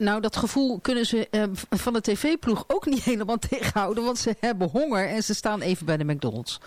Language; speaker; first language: Dutch; native; Dutch